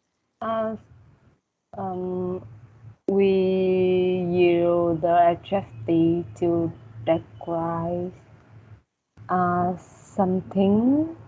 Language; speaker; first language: English; non-native, learner; Vietnamese